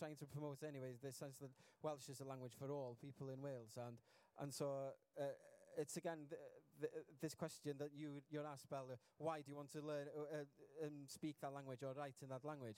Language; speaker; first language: English; non-native, local second language; Welsh